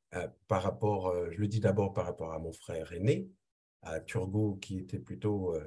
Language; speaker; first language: French; non-native, local second language; Haitian Creole